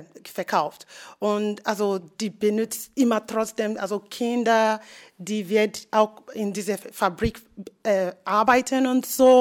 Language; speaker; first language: German; non-native, learner; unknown